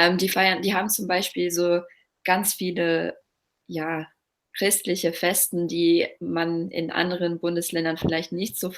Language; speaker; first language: German; non-native, fluent; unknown